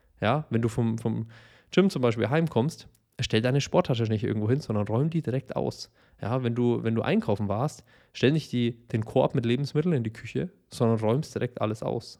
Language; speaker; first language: German; native; German